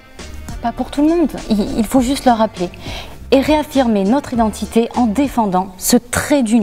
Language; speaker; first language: French; native; French